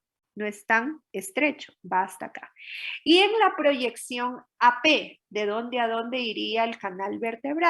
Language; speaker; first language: Spanish; native; Spanish